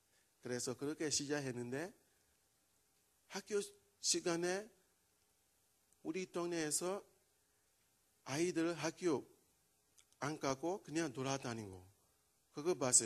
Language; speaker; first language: Korean; non-native, learner; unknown